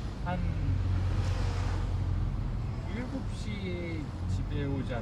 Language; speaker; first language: Korean; non-native, fluent; Mongolian